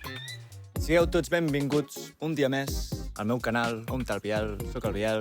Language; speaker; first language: Catalan; native; Catalan